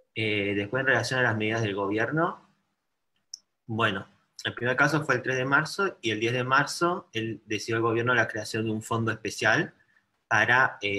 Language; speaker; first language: Spanish; native; Spanish